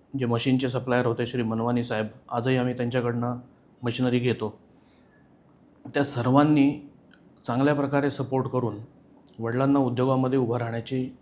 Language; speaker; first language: Marathi; native; Marathi